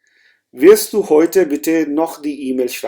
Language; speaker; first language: German; non-native, fluent; Urdu